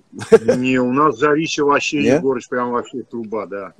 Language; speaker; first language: Russian; native; Russian